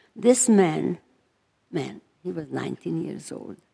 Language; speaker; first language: English; non-native, fluent; Hungarian